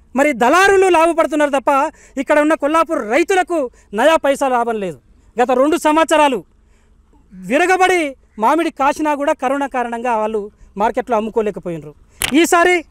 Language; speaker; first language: Telugu; native; Telugu